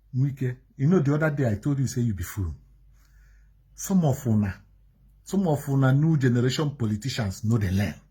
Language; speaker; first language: Nigerian Pidgin; native; Nigerian Pidgin